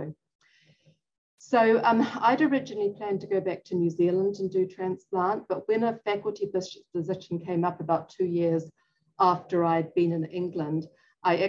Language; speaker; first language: English; native; English